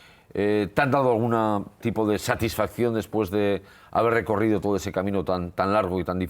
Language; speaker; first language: Spanish; native; Spanish